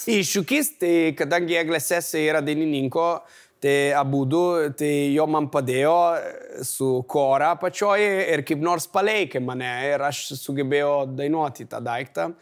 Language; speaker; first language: Lithuanian; non-native, fluent; Italian